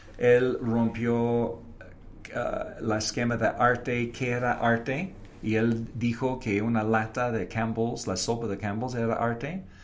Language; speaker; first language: Spanish; non-native, fluent; English